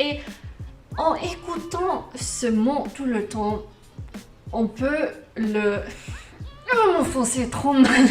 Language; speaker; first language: French; non-native, learner; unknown